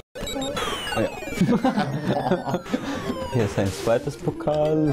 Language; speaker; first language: German; non-native, learner; Persian